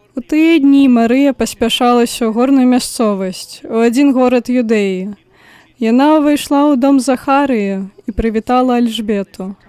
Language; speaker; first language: Belarusian; native; Belarusian